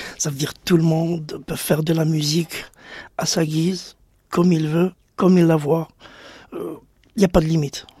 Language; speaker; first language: French; non-native, local second language; Arabic